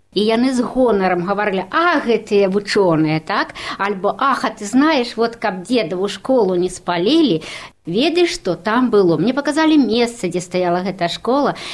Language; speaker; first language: Belarusian; native; Belarusian